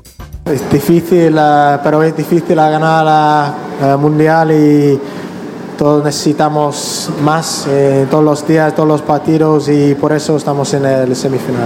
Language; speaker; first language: Spanish; non-native, fluent; English